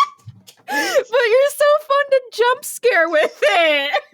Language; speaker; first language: English; native; English